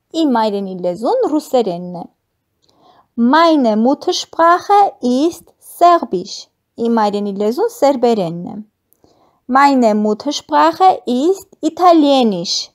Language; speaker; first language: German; non-native, fluent; Armenian